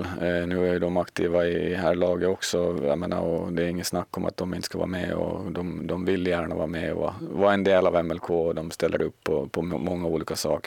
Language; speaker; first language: Swedish; native; Swedish